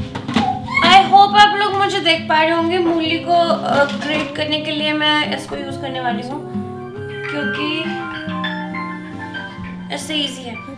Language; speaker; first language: Hindi; native; Hindi